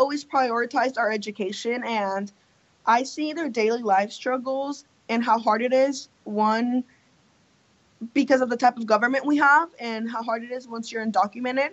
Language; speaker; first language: English; early bilingual, other home language; Spanish